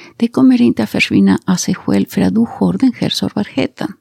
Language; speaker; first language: Swedish; non-native, fluent; Spanish